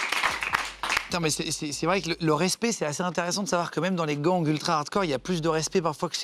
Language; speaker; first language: French; native; French